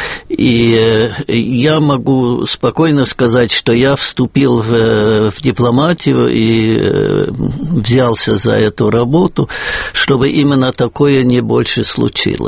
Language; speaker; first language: Russian; non-native, fluent; German